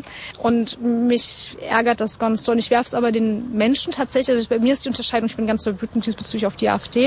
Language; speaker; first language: German; native; German